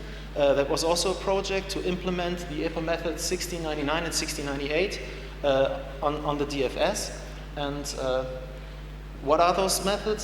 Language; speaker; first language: English; non-native, fluent; German